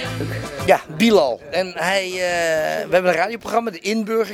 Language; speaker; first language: Dutch; native; Dutch